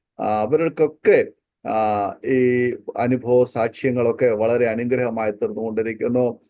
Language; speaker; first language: Malayalam; native; Malayalam